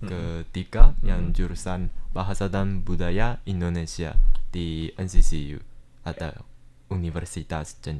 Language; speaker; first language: Indonesian; early bilingual, heritage; Indonesian